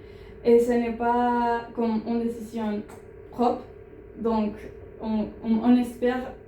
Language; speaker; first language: French; non-native, learner; Spanish